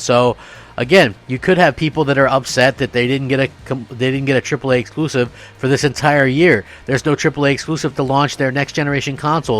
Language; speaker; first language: English; native; English